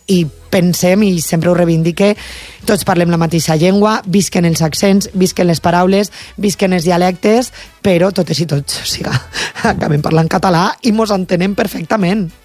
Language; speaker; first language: Catalan; native; Catalan